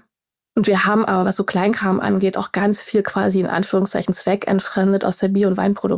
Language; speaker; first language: German; native; German